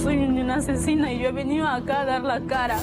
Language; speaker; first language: Spanish; native; Spanish